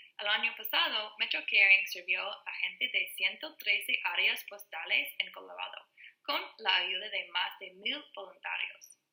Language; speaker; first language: Spanish; non-native, learner; English